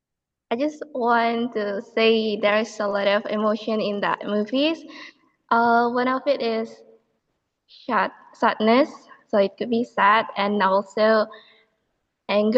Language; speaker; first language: English; non-native, fluent; Indonesian